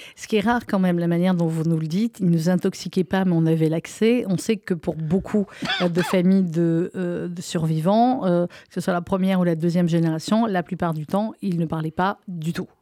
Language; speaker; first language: French; native; French